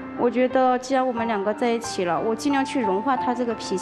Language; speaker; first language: Chinese; native; Chinese